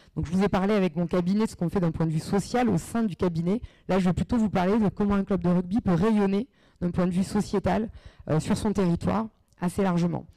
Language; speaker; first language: French; native; French